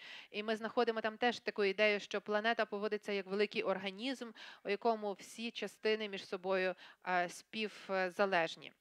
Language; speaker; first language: Ukrainian; native; Ukrainian